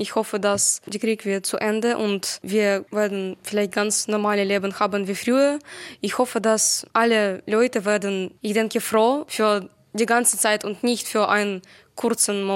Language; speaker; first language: German; non-native, learner; Ukrainian